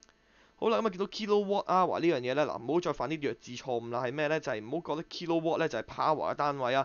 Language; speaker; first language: Cantonese; native; Cantonese